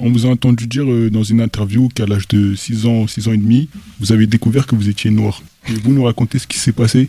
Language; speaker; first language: French; native; French